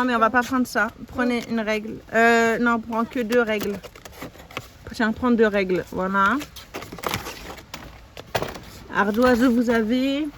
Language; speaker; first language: French; native; French